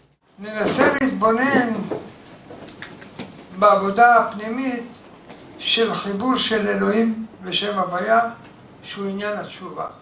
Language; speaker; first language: Hebrew; native; Hebrew